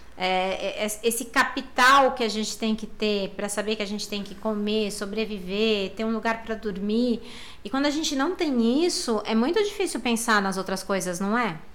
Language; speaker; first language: Portuguese; native; Portuguese